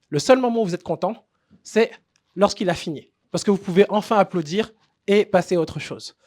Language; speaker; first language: French; native; French